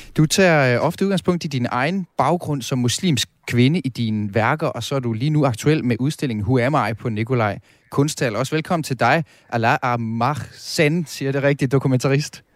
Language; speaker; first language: Danish; native; Danish